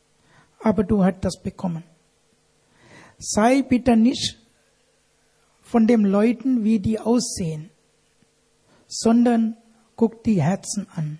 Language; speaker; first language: German; non-native, learner; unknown